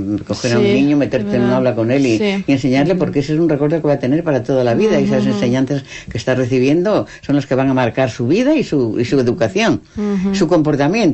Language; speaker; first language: Spanish; native; Spanish